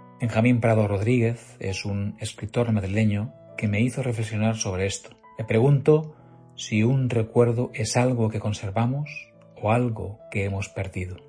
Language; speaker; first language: Spanish; native; Spanish